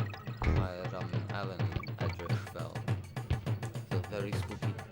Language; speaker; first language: Welsh; non-native, local second language; English